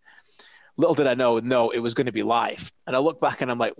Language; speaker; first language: English; native; English